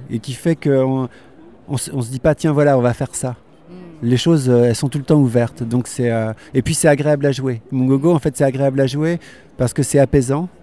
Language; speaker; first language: French; native; French